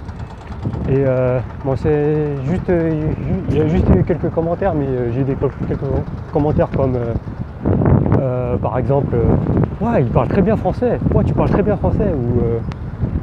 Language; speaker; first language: French; native; French